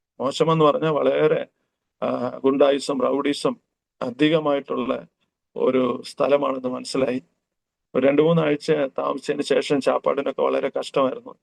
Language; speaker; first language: Malayalam; early bilingual, heritage; Malayalam